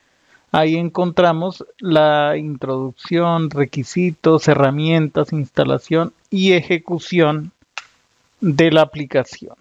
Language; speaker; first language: Spanish; native; Spanish